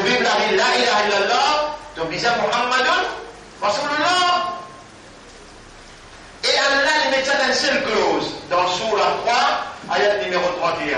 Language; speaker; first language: French; non-native, local second language; Morisyen